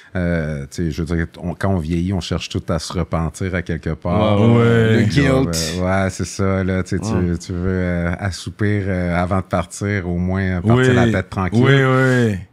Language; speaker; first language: French; native; French